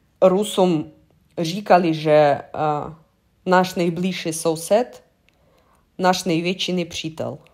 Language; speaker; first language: Czech; non-native, learner; Russian